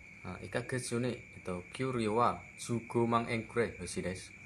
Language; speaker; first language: Japanese; non-native, learner; Indonesian